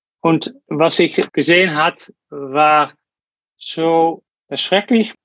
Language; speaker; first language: German; non-native, learner; Dutch